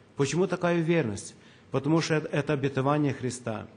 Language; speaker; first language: Russian; non-native, local second language; Ukrainian